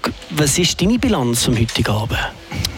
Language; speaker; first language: German; native; German